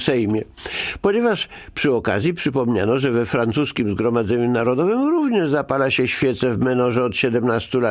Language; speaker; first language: Polish; native; Polish